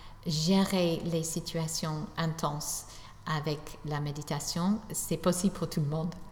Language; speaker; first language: French; non-native, fluent; English